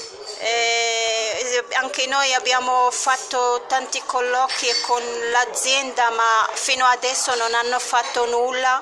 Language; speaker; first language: Italian; non-native, fluent; Arabic